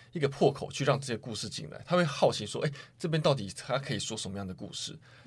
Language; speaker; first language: Chinese; native; Chinese